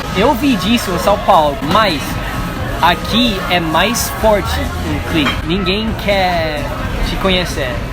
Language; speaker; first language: Portuguese; non-native, learner; English